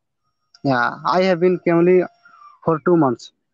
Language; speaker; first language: English; non-native, learner; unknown